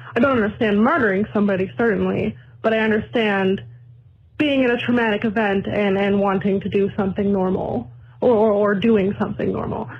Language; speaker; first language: English; native; English